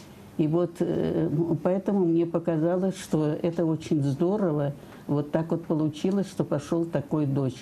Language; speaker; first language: Russian; native; Russian